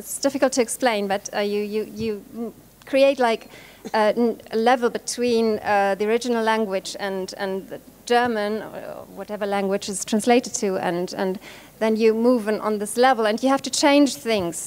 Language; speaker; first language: English; non-native, fluent; German